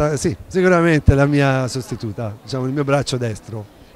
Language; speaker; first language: Italian; native; Italian